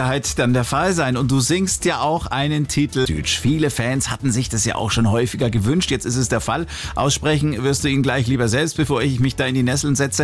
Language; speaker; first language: German; native; German